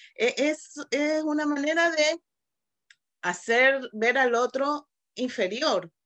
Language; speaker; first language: Spanish; native; Spanish